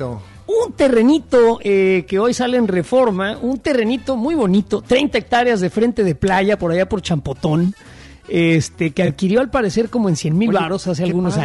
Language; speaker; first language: Spanish; native; Spanish